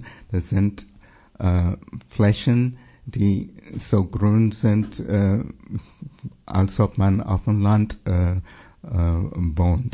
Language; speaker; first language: German; non-native, fluent; English